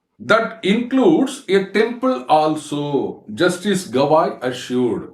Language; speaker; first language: English; non-native, local second language; Tamil